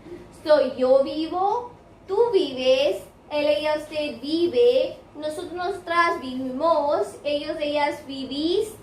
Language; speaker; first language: Spanish; non-native, fluent; Hindi